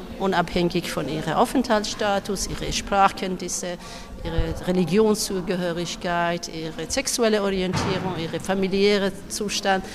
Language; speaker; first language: German; non-native, fluent; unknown